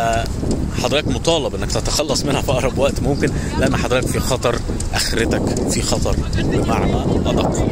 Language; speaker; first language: Arabic; native; Arabic